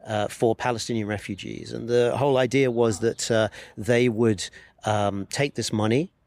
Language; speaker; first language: English; native; English